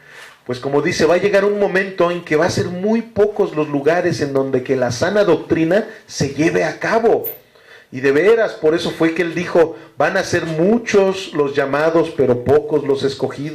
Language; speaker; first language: Spanish; native; Spanish